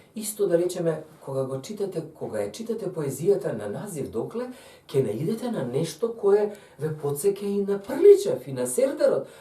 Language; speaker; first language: Macedonian; native; Macedonian